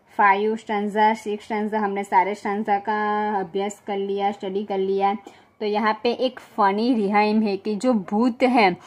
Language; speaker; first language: Hindi; non-native, local second language; Gujarati